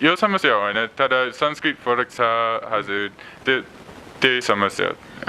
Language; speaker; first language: Nepali; non-native, learner; English